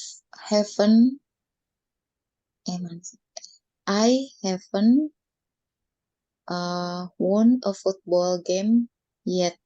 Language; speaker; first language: English; non-native, learner; Indonesian